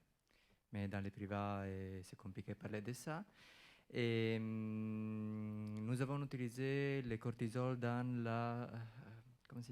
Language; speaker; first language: French; non-native, fluent; Italian